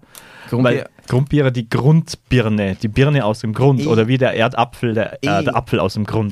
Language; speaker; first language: German; native; German